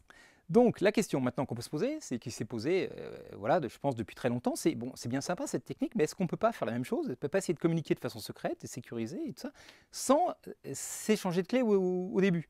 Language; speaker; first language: French; native; French